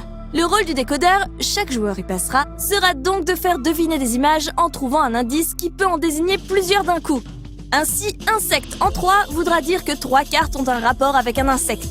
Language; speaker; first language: French; native; French